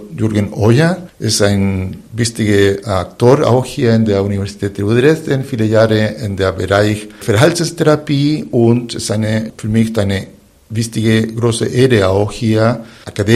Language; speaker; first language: German; non-native, fluent; Spanish